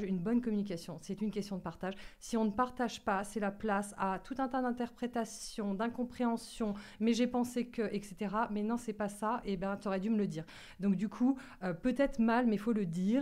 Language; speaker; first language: French; native; French